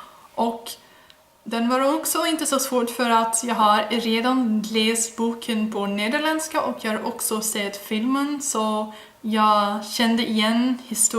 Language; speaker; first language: Swedish; non-native, learner; Dutch